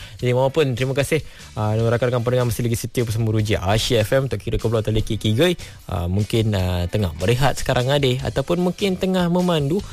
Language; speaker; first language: Malay; non-native, local second language; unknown